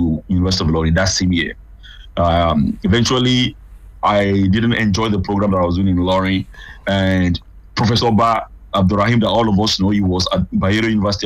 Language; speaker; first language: English; non-native, local second language; Yoruba